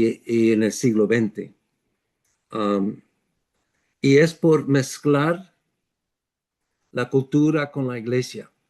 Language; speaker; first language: Spanish; non-native, fluent; English